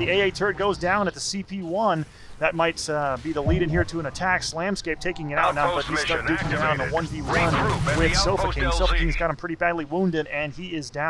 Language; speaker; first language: English; native; English